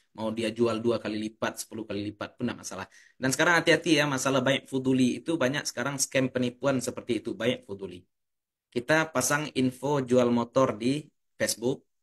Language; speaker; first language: Indonesian; native; Indonesian